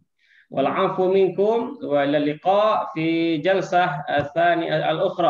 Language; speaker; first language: Arabic; non-native, fluent; Indonesian